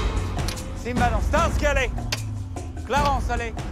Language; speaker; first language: French; native; French